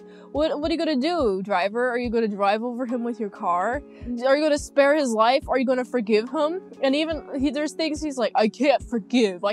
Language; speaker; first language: English; native; English